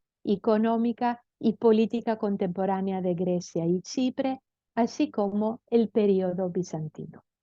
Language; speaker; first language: Spanish; non-native, fluent; Greek